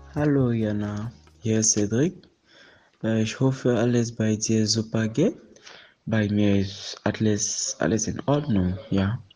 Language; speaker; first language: German; non-native, fluent; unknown